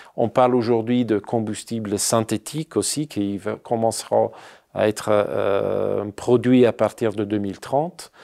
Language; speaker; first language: French; non-native, fluent; Italian